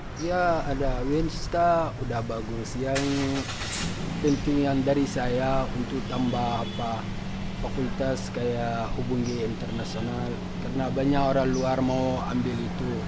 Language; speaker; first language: Indonesian; non-native, learner; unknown